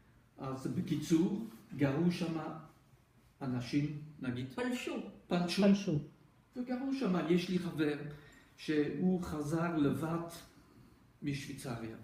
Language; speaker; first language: Hebrew; non-native, fluent; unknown